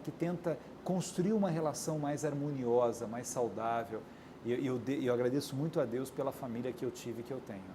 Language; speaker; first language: Portuguese; native; Portuguese